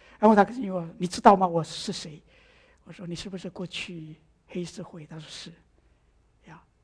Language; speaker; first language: Chinese; early bilingual, heritage; Chinese